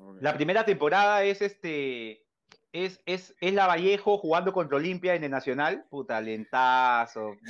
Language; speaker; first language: Spanish; native; Spanish